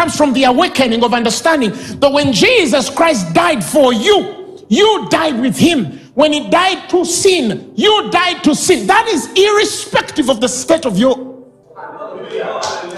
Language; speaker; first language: English; non-native, local second language; Ganda